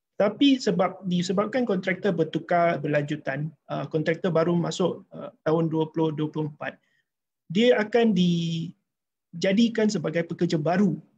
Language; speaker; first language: Malay; non-native, local second language; Chinese